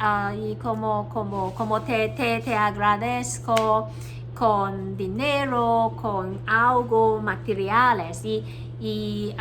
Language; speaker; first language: Spanish; non-native, learner; Cantonese